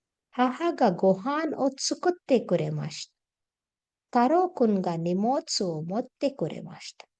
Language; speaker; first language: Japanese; non-native, fluent; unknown